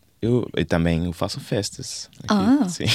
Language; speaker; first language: Portuguese; non-native, learner; English